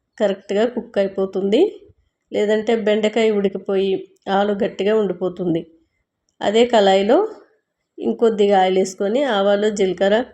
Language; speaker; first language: Telugu; native; Telugu